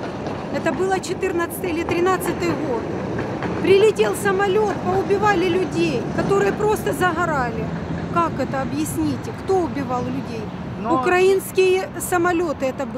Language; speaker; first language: Russian; native; Russian